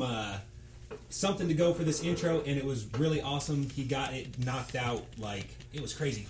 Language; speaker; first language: English; native; English